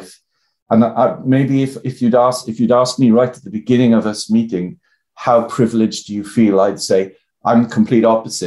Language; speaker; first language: English; native; English